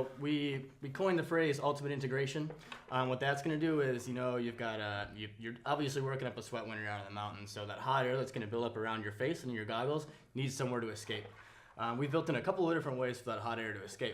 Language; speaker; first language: English; native; English